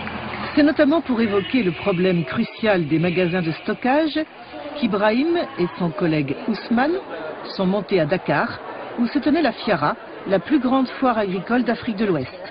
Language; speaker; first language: French; native; French